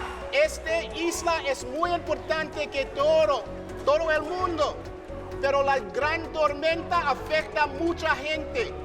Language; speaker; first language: Spanish; non-native, learner; English